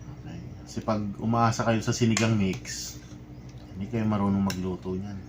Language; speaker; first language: Filipino; native; Filipino